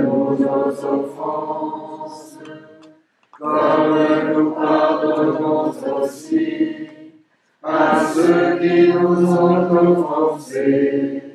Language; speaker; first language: French; native; French